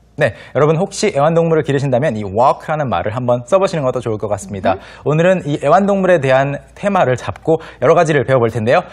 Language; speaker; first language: Korean; native; Korean